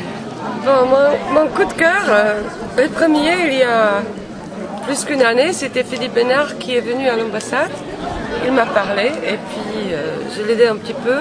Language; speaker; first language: French; non-native, fluent; Slovak